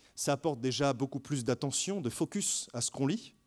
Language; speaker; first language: French; native; French